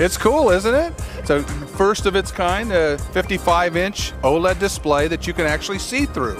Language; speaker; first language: English; native; English